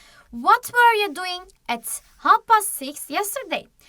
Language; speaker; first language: English; non-native, fluent; Turkish